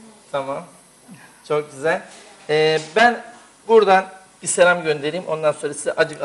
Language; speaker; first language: Turkish; native; Turkish